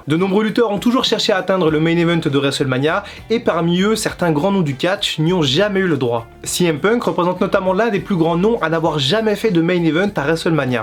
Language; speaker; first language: French; native; French